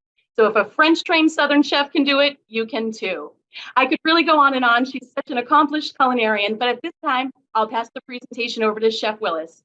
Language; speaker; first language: English; native; English